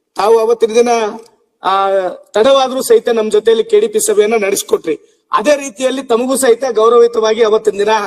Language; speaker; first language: Kannada; non-native, local second language; Lambadi